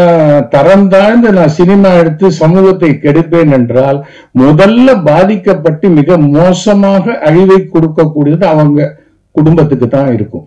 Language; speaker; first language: Tamil; native; Tamil